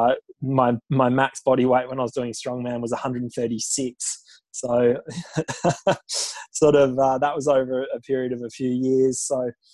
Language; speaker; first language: English; native; English